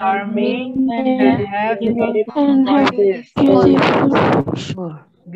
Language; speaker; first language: English; non-native, fluent; Indonesian